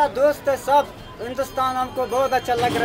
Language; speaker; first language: Hindi; non-native, learner; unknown